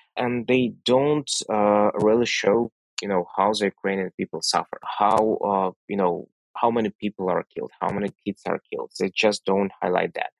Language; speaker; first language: English; non-native, fluent; Russian